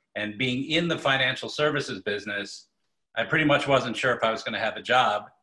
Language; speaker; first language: English; native; English